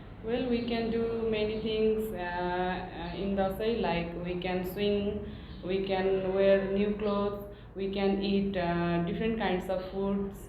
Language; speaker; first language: English; non-native, learner; Nepali